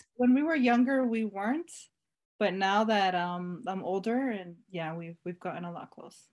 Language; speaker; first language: English; native; English